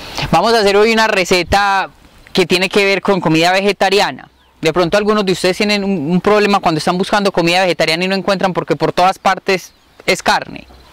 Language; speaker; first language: Spanish; native; Spanish